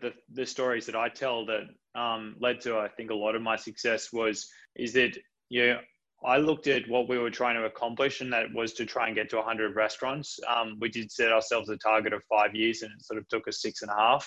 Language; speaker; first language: English; native; English